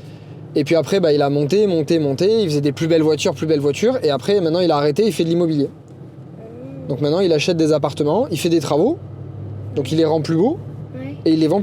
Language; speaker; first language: French; native; French